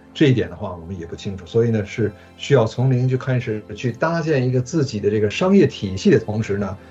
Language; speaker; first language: Chinese; early bilingual, other home language; Japanese